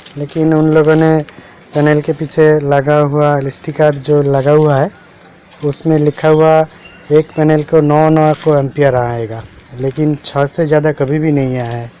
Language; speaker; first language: Hindi; non-native, local second language; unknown